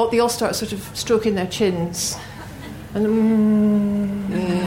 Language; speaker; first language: English; native; English